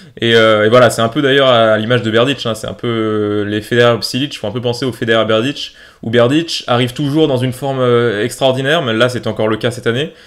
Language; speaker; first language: French; native; French